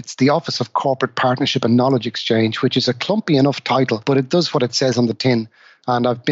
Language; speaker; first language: English; native; English